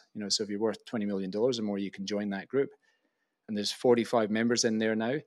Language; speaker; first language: English; native; English